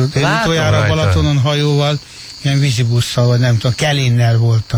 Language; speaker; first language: Hungarian; native; Hungarian